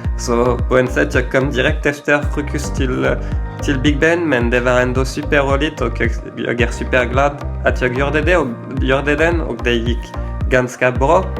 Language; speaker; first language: Swedish; non-native, learner; French